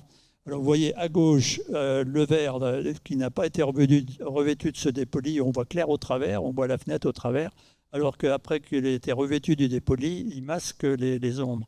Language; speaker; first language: French; native; French